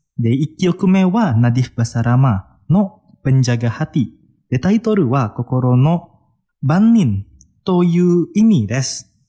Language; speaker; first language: Japanese; non-native, fluent; Indonesian